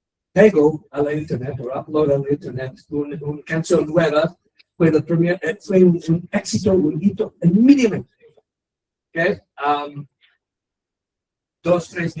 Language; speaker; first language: Spanish; non-native, learner; English